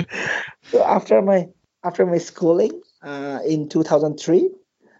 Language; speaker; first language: English; non-native, local second language; Nepali